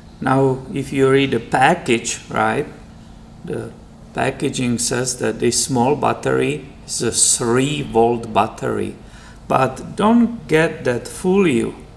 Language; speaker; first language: English; non-native, fluent; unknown